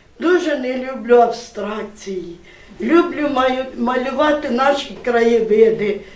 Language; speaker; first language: Ukrainian; native; Ukrainian